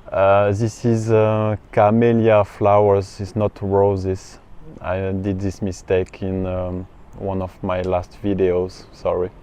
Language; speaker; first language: English; non-native, learner; French